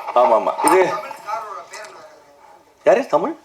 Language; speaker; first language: Tamil; non-native, local second language; Kannada